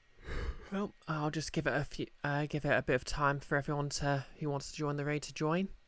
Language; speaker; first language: English; native; English